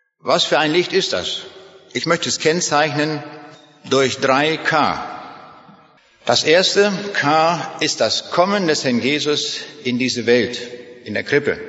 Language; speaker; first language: German; native; German